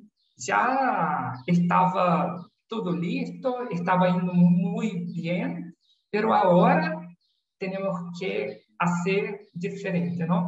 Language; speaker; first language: Spanish; non-native, learner; Portuguese